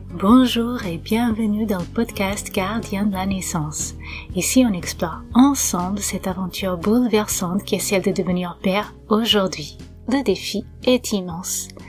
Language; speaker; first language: French; non-native, fluent; Portuguese